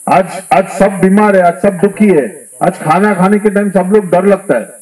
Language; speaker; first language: Hindi; non-native, local second language; Marathi